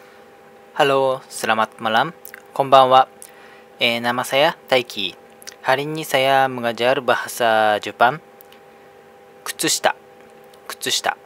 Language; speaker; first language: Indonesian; non-native, fluent; Japanese